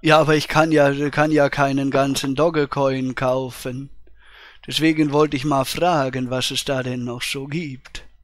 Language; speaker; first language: German; native; German